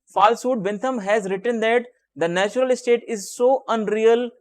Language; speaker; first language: English; non-native, local second language; Hindi